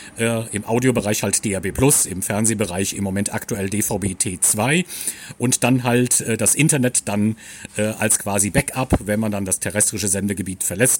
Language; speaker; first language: German; native; German